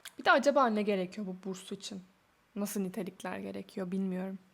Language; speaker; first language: Turkish; native; Turkish